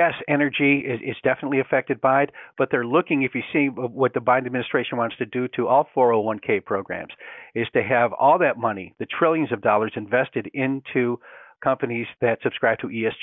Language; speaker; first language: English; native; English